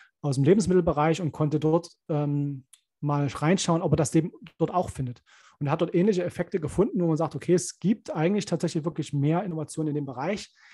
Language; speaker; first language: German; native; German